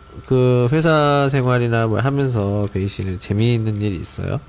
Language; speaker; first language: Korean; native; Korean